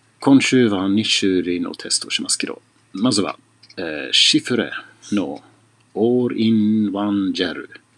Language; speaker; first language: Japanese; non-native, learner; Swedish